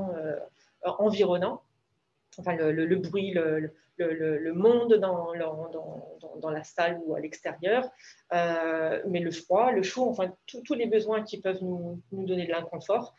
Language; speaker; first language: French; native; French